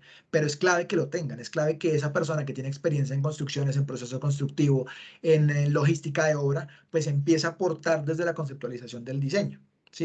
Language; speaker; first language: Spanish; native; Spanish